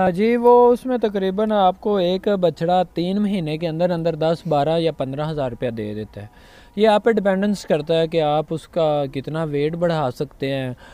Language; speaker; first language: Urdu; non-native, local second language; Punjabi